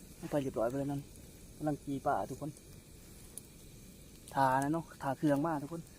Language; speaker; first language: Thai; non-native, local second language; Lao